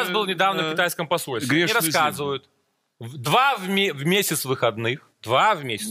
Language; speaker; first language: Russian; native; Russian